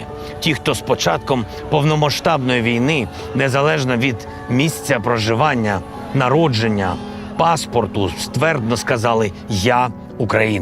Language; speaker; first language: Ukrainian; non-native, local second language; Russian